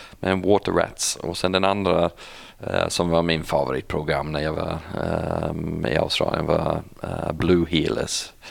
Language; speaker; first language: Swedish; non-native, fluent; English